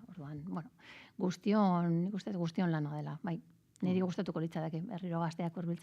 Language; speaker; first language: Basque; native; Basque